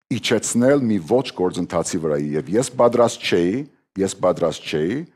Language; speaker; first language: Armenian; early bilingual, heritage; Armenian